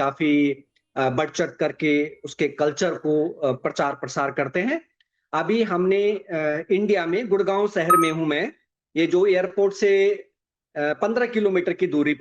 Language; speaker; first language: Hindi; native; Hindi